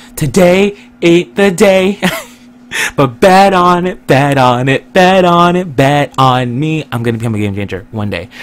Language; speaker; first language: English; native; English